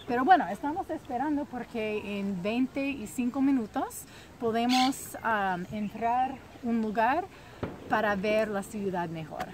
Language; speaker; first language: Spanish; non-native, fluent; English